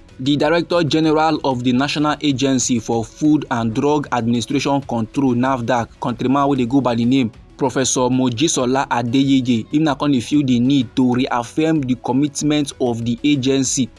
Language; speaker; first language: Nigerian Pidgin; native; Nigerian Pidgin